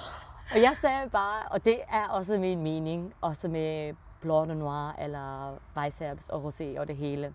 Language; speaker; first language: Danish; early bilingual, heritage; German